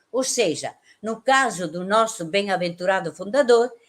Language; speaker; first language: Portuguese; non-native, fluent; Italian